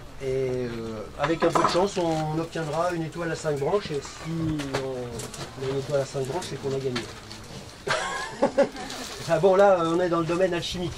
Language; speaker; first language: French; native; French